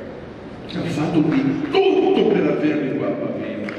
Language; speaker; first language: Italian; non-native, fluent; Portuguese